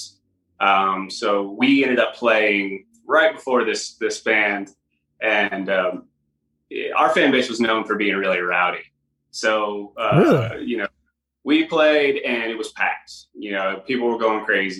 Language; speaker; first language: English; native; English